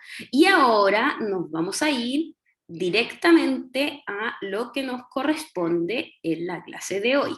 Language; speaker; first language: Spanish; native; Spanish